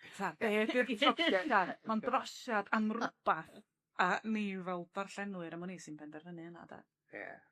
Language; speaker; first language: Welsh; native; Welsh